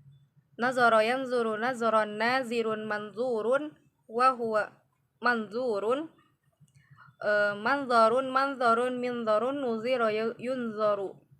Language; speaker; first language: Arabic; non-native, learner; Indonesian